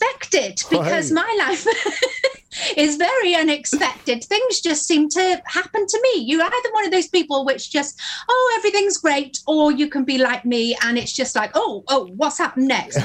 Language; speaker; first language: English; native; English